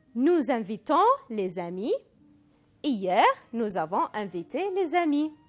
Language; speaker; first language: French; non-native, fluent; Arabic